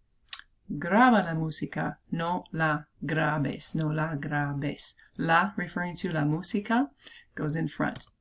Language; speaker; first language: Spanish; non-native, fluent; English